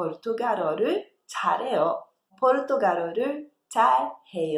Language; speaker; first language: Korean; non-native, fluent; Portuguese